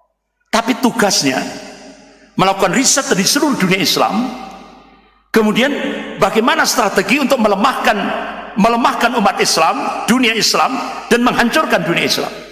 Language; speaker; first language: Indonesian; non-native, local second language; Javanese